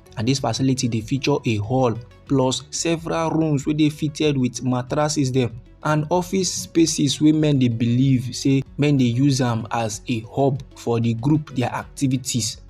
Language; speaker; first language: Nigerian Pidgin; native; Nigerian Pidgin